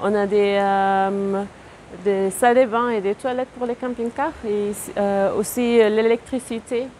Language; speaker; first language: French; non-native, fluent; German